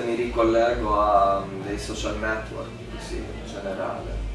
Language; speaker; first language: Italian; native; Italian